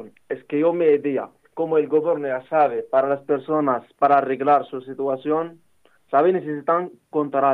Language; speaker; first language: Spanish; non-native, learner; Arabic